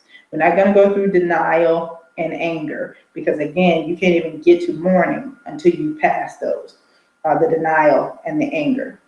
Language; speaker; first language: English; native; English